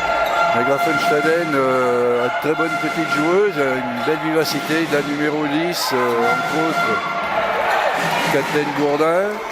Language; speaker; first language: French; native; French